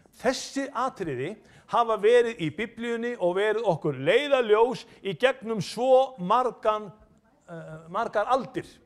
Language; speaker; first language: Icelandic; native; Icelandic